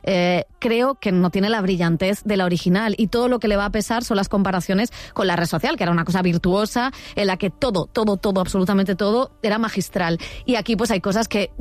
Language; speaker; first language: Spanish; native; Spanish